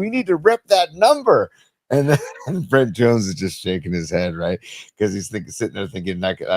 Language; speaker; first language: English; native; English